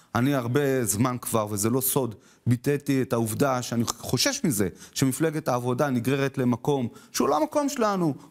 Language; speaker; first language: Hebrew; native; Hebrew